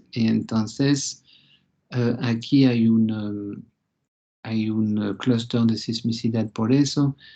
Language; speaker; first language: Spanish; non-native, fluent; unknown